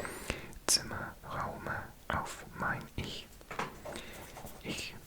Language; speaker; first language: German; non-native, learner; English